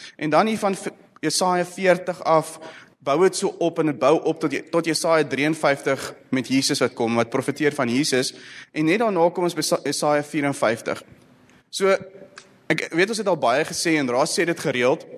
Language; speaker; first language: Afrikaans; non-native, local second language; English